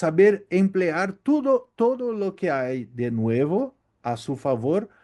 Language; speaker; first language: Spanish; non-native, learner; Portuguese